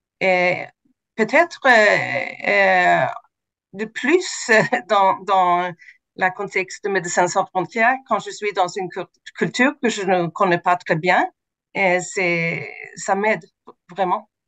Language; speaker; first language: French; non-native, fluent; Swedish